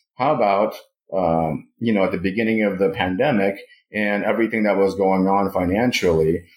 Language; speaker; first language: English; non-native, fluent; Russian